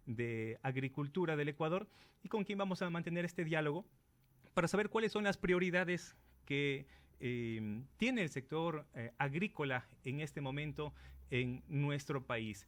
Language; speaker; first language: Spanish; native; Spanish